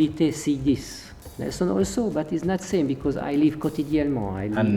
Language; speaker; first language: English; non-native, learner; Hungarian